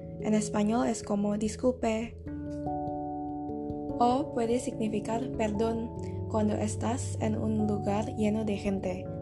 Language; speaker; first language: Spanish; non-native, fluent; Indonesian